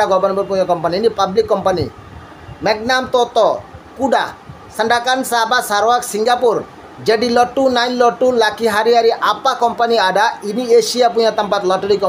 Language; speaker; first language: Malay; non-native, learner; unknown